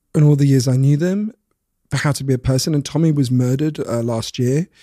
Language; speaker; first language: English; native; English